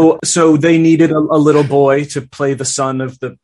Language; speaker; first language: English; native; English